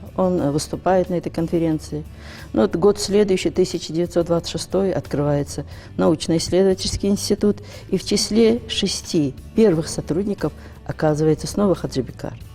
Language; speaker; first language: Russian; non-native, local second language; Ingush